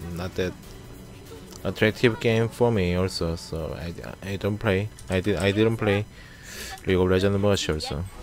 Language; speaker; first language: English; non-native, fluent; Korean